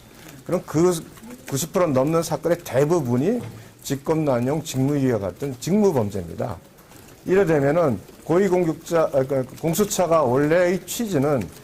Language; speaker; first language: Korean; native; Korean